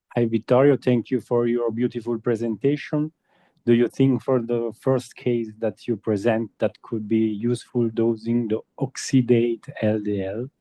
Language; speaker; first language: English; non-native, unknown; Italian